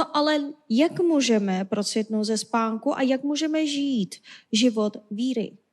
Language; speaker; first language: Czech; non-native, fluent; Korean